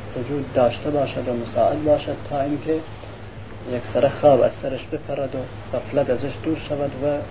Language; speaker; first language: Persian; non-native, local second language; Central Kurdish